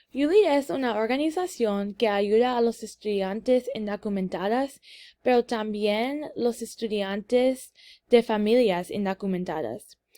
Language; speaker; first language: Spanish; early bilingual, heritage; English